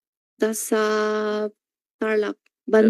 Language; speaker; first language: Filipino; non-native, learner; Chinese